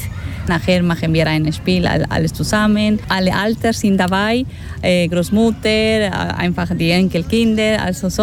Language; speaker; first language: German; non-native, learner; Spanish